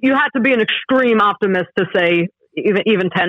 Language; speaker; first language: English; native; English